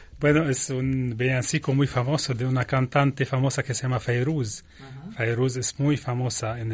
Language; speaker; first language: Spanish; non-native, learner; Arabic